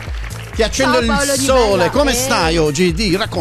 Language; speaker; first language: Italian; native; Italian